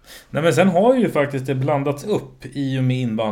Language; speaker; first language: Swedish; native; Swedish